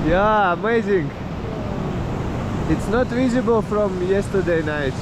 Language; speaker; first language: English; non-native, learner; Russian